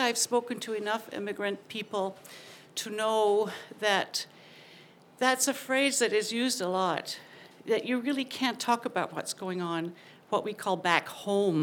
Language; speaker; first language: English; native; English